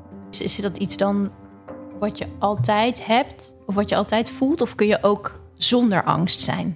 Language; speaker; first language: Dutch; native; Dutch